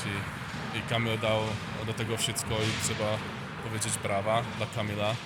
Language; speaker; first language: Polish; non-native, learner; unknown